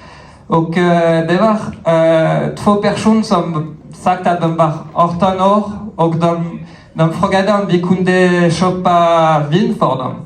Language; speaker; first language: Swedish; non-native, fluent; French